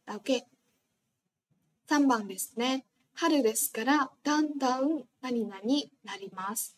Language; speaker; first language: Japanese; non-native, fluent; Vietnamese